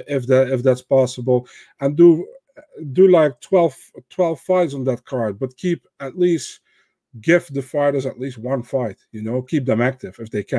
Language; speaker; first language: English; non-native, fluent; Dutch